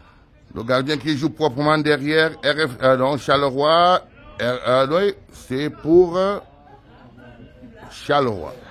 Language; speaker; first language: French; native; French